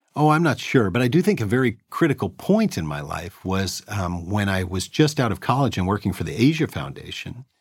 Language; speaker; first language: English; native; English